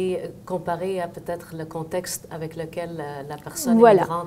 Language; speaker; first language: French; native; French